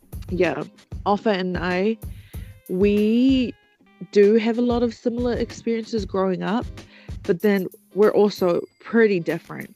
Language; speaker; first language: English; native; English